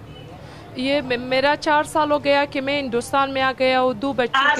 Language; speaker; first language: Hindi; non-native, learner; Persian